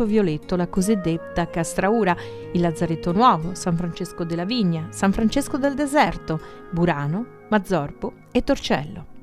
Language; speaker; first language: Italian; native; Italian